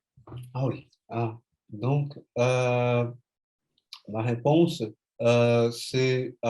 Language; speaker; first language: French; non-native, fluent; Portuguese